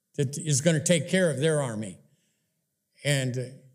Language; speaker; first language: English; native; English